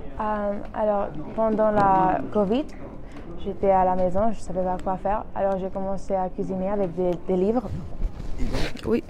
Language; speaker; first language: French; non-native, learner; Spanish